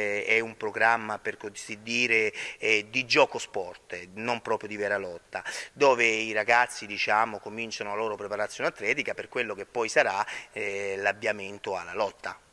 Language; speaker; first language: Italian; native; Italian